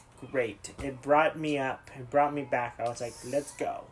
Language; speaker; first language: English; early bilingual, other home language; Spanish